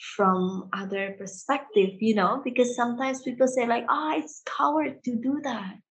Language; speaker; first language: English; early bilingual, heritage; Indonesian